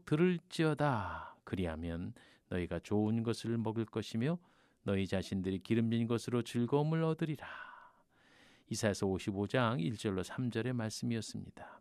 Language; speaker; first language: Korean; native; Korean